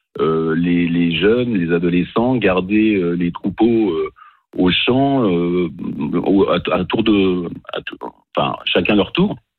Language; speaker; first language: French; native; French